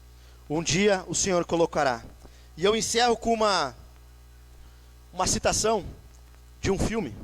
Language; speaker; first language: Portuguese; native; Portuguese